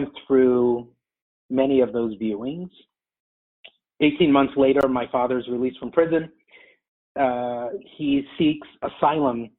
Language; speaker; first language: English; native; English